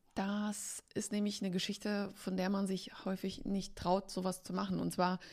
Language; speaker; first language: German; early bilingual, other home language; Polish